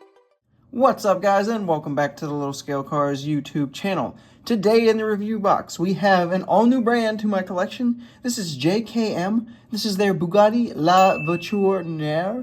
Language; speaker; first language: English; native; English